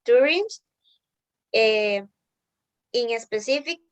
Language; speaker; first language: English; non-native, learner; Spanish